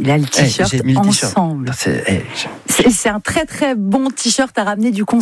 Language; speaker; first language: French; native; French